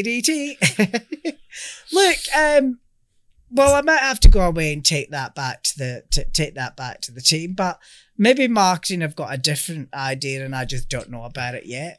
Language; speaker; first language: English; native; English